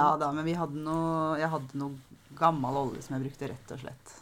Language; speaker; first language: Norwegian; native; Norwegian